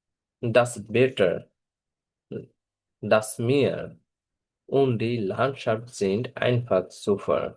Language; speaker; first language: German; non-native, fluent; Bangla